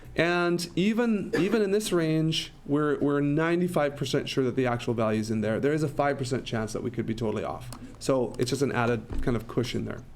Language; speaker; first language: English; native; English